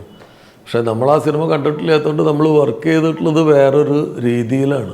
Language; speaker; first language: Malayalam; native; Malayalam